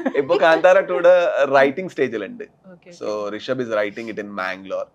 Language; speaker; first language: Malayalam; non-native, learner; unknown